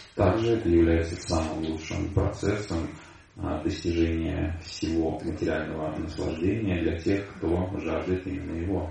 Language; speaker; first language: Russian; native; Russian